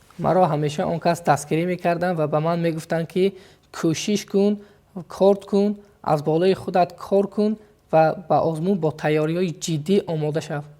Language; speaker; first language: Tajik; native; Tajik